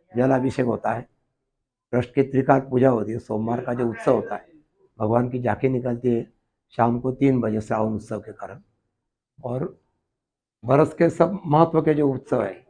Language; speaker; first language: Hindi; non-native, local second language; Marathi